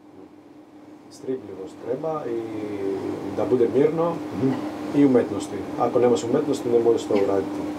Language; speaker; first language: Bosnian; non-native, learner; Greek